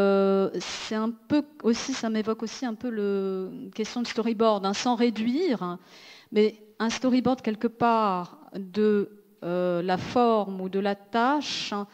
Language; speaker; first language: French; native; French